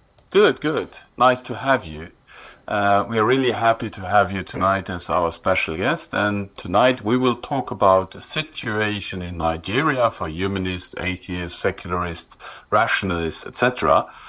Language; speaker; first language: English; non-native, fluent; Luxembourgish